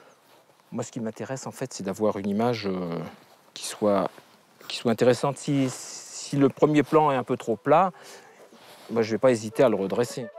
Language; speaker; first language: French; native; French